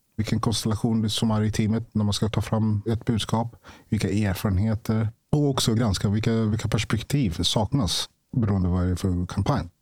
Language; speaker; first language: Swedish; early bilingual, other home language; Ganda